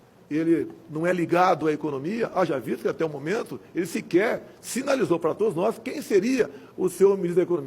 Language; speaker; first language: Portuguese; native; Portuguese